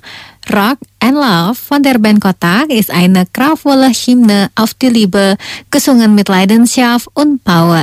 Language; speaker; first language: German; non-native, fluent; Indonesian